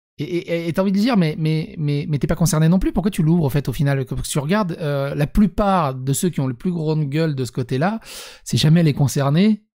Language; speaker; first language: French; early bilingual, other home language; Serbian